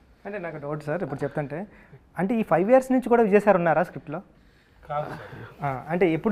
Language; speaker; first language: Telugu; native; Telugu